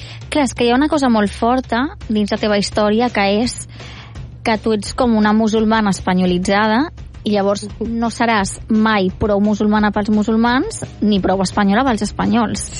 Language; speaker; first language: Catalan; native; Catalan